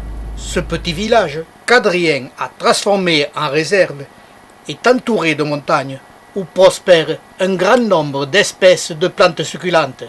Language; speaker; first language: French; native; French